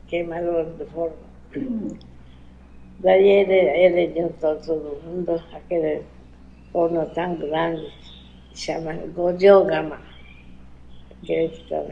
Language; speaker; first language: Portuguese; non-native, learner; Japanese